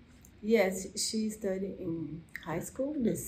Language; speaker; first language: English; non-native, learner; Portuguese